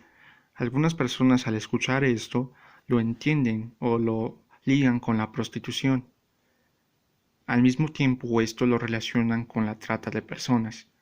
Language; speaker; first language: Spanish; native; Spanish